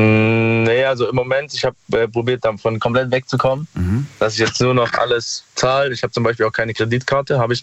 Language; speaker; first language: German; native; German